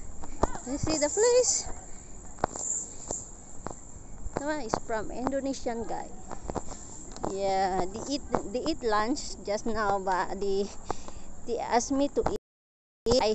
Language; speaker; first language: English; non-native, learner; Filipino